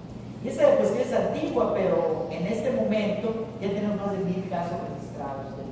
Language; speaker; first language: Spanish; native; Spanish